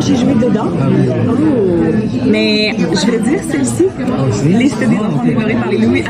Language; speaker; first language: French; native; French